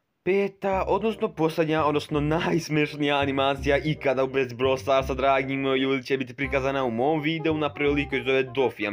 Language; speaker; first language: Serbian; native; Serbian